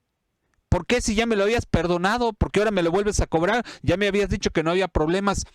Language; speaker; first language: Spanish; native; Spanish